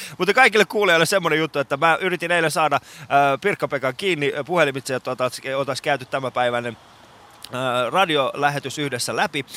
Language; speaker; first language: Finnish; native; Finnish